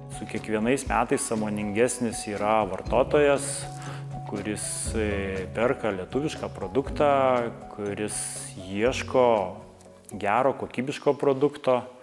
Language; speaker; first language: Lithuanian; native; Lithuanian